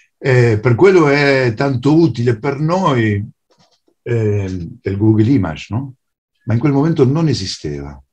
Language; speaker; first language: Italian; non-native, fluent; Spanish